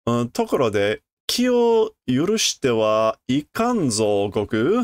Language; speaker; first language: Japanese; non-native, learner; English